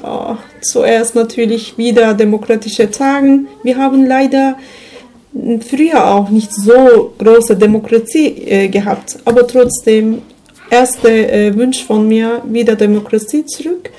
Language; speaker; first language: German; non-native, learner; Turkish